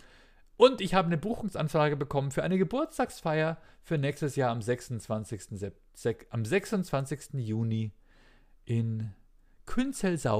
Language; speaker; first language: German; native; German